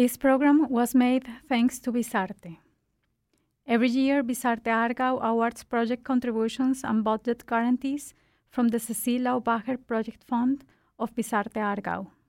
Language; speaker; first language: English; non-native, fluent; Spanish